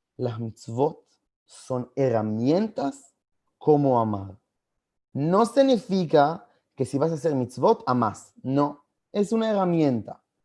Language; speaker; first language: Spanish; non-native, fluent; Hebrew